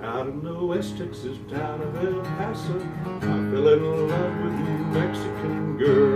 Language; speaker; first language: English; native; English